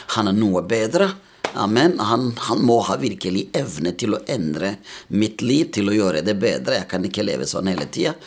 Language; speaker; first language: Norwegian; non-native, fluent; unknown